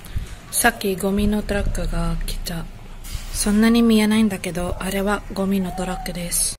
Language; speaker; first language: Japanese; non-native, learner; English